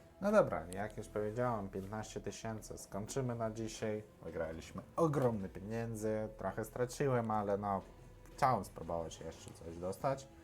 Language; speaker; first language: Polish; non-native, learner; Russian